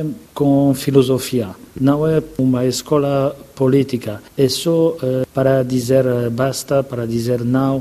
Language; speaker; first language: Portuguese; non-native, fluent; French